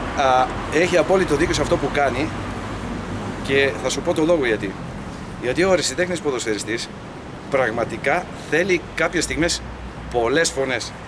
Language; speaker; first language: Greek; early bilingual, heritage; Greek